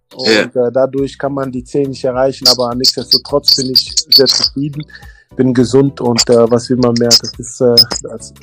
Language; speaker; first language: German; early bilingual, other home language; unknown